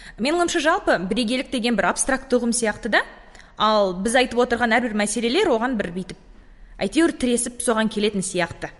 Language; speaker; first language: Kazakh; native; Kazakh